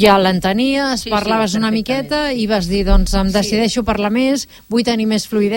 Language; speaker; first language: Catalan; native; Catalan